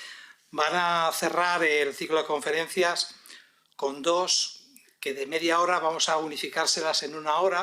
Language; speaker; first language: Spanish; native; Spanish